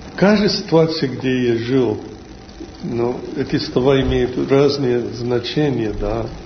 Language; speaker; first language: Russian; non-native, learner; English